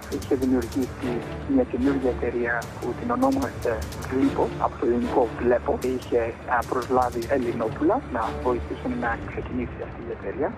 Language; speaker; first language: Greek; early bilingual, heritage; Greek